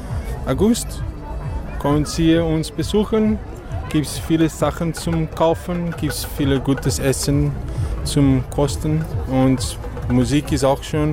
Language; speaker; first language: German; non-native, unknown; Portuguese